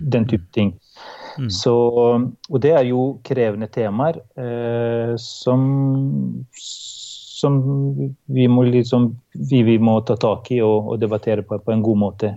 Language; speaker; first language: Norwegian; non-native, fluent; Albanian